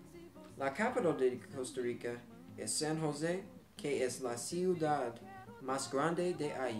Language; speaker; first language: Spanish; non-native, learner; English